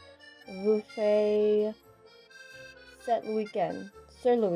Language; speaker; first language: French; non-native, learner; English